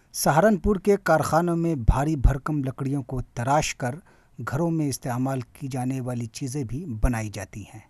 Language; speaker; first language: Urdu; native; Urdu